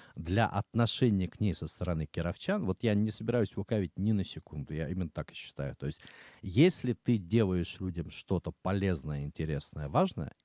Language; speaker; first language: Russian; native; Russian